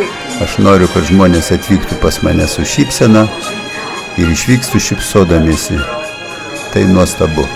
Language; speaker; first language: Lithuanian; native; Lithuanian